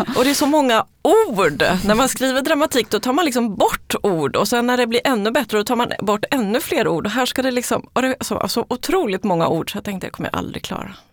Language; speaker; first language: Swedish; early bilingual, other home language; Spanish